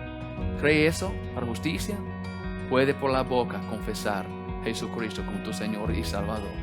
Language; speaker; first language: Spanish; non-native, learner; English